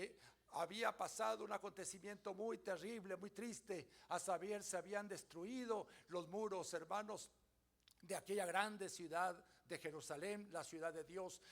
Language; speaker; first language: Spanish; native; Spanish